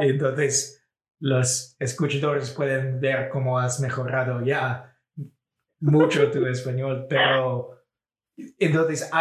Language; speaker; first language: Spanish; non-native, fluent; English